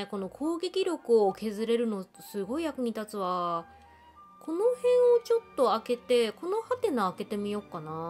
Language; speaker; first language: Japanese; native; Japanese